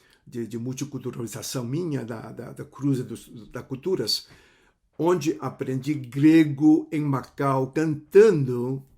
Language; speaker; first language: Portuguese; non-native, fluent; Cantonese